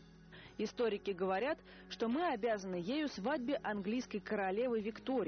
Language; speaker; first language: Russian; native; Russian